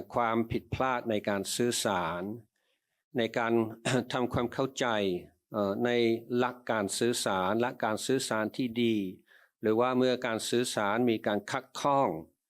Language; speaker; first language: Thai; non-native, fluent; English